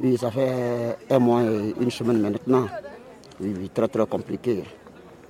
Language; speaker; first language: French; non-native, learner; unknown